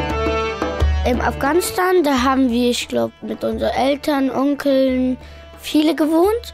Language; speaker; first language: German; early bilingual, other home language; Pashto